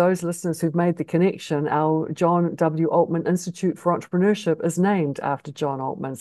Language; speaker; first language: English; native; English